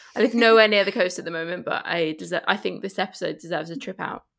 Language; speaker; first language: English; early bilingual, other home language; Spanish